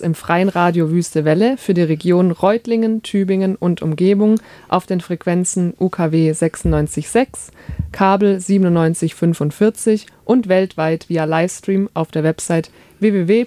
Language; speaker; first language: German; native; German